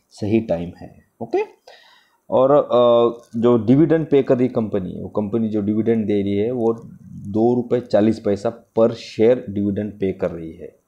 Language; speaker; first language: Hindi; non-native, local second language; Marathi